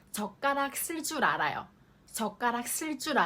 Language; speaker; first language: Korean; non-native, fluent; Japanese